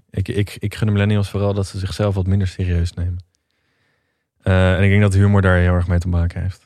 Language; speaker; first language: Dutch; native; Dutch